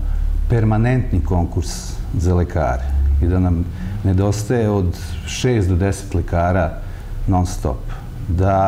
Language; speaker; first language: Serbian; native; Serbian